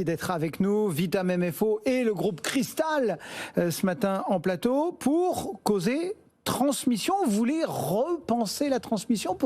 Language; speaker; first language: French; native; French